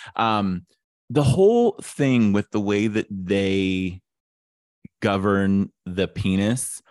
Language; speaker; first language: English; native; English